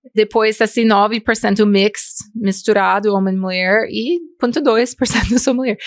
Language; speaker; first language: Portuguese; non-native, fluent; English